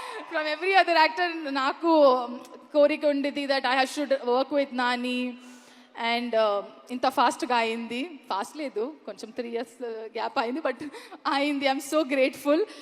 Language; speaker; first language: Telugu; non-native, local second language; Kannada